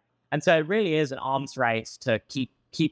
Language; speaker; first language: English; native; English